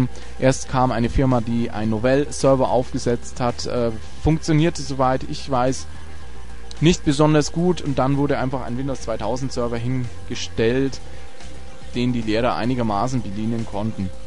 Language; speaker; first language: German; native; German